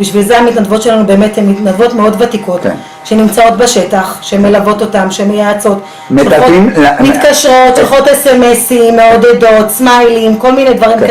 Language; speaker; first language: Hebrew; native; Hebrew